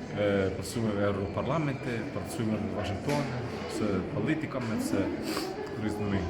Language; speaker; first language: Ukrainian; non-native, learner; Lithuanian